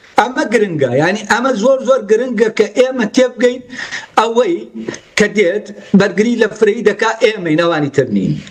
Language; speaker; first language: Central Kurdish; non-native, local second language; Gurani